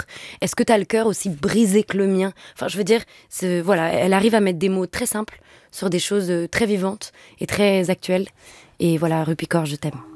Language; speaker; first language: French; native; French